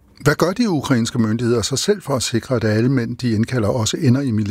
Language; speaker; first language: Danish; native; Danish